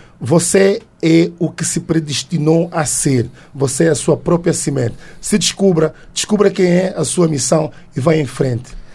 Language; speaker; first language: Portuguese; native; Portuguese